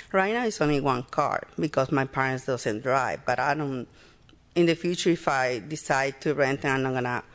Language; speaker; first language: English; non-native, learner; Spanish